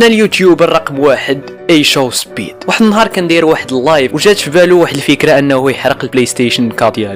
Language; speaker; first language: Arabic; native; Arabic